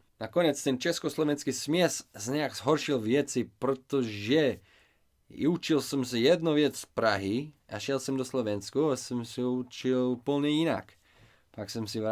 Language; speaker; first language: Czech; non-native, learner; English